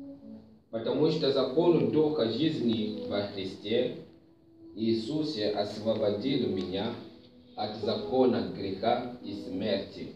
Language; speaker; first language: Russian; non-native, fluent; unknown